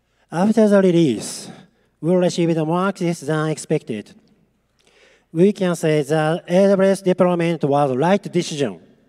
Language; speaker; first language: English; non-native, learner; Japanese